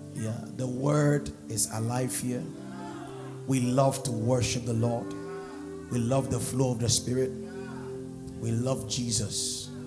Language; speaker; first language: English; non-native, local second language; Akan